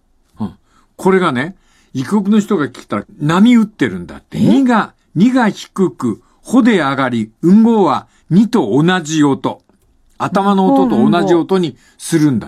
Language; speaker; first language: Japanese; native; Japanese